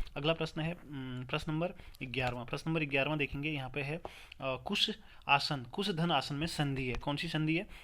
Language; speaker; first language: Hindi; native; Hindi